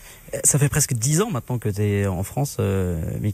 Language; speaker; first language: French; native; French